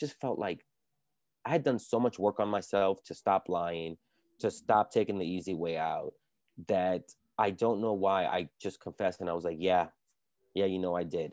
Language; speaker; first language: English; early bilingual, other home language; Spanish